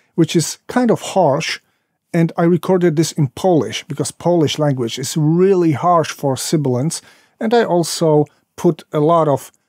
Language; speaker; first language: English; non-native, fluent; Polish